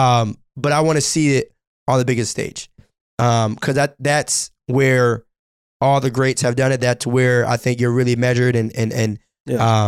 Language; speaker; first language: English; native; English